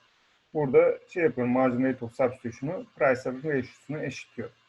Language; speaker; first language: Turkish; native; Turkish